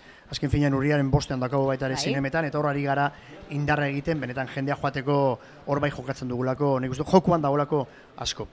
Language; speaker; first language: Basque; native; Basque